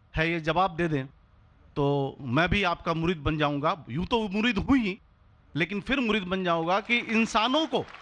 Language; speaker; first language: Hindi; native; Hindi